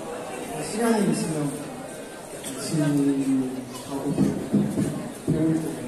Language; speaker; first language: Korean; non-native, learner; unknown